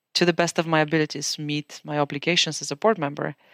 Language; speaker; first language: English; non-native, fluent; Bulgarian